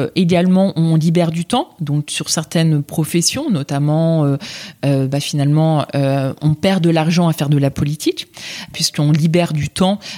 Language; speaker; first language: French; native; French